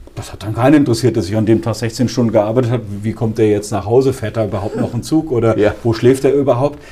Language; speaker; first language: German; native; German